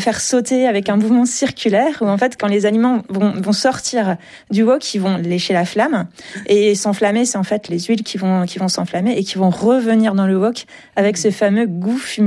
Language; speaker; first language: French; native; French